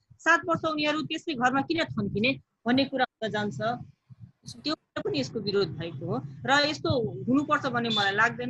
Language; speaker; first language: Nepali; non-native, local second language; Bhojpuri